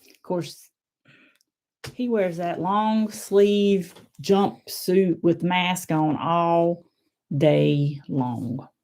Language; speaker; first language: English; native; English